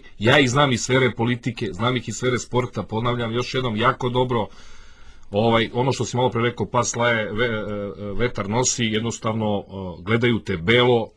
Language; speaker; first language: Serbian; native; Serbian